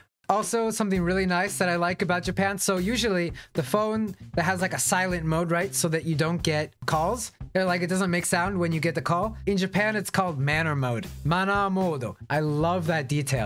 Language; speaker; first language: English; native; English